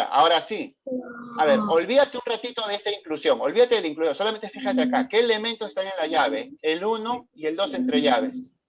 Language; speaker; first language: Spanish; native; Spanish